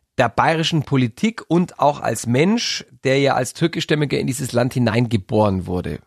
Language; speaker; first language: German; native; German